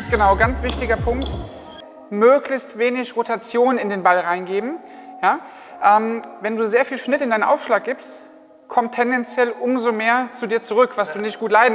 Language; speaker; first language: German; native; German